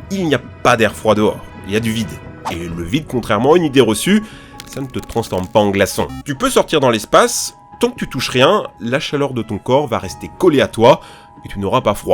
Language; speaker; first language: French; native; French